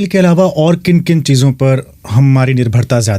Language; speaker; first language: Hindi; native; Hindi